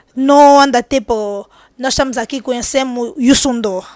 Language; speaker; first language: Portuguese; non-native, fluent; Lingala